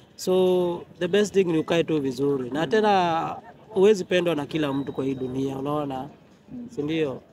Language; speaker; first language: Swahili; non-native, local second language; Kikuyu